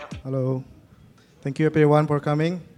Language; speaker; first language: English; non-native, learner; Indonesian